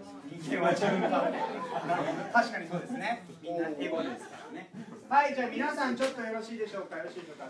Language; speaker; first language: Japanese; native; Japanese